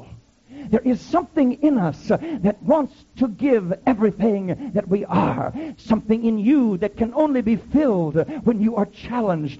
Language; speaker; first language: English; native; English